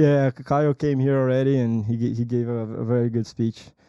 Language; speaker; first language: English; non-native, fluent; Portuguese